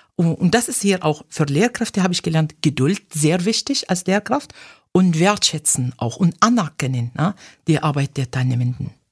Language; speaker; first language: German; non-native, fluent; Arabic